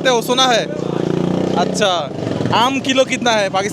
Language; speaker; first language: Hindi; non-native, learner; Bangla